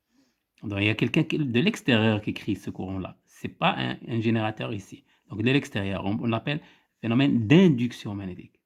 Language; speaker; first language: French; non-native, local second language; Arabic